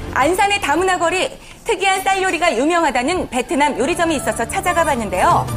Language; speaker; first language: Korean; native; Korean